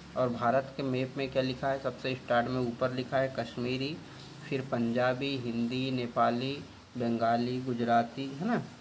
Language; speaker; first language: Hindi; native; Hindi